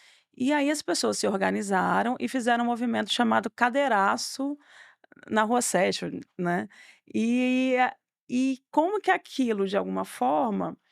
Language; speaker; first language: Portuguese; native; Portuguese